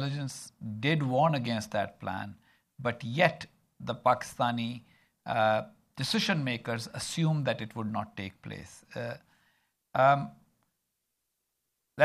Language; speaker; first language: English; non-native, local second language; Urdu